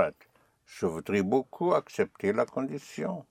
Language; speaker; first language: French; non-native, fluent; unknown